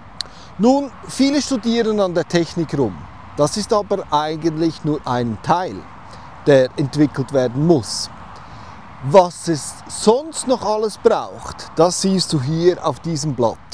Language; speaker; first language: German; native; German